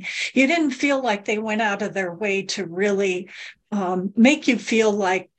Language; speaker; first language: English; native; English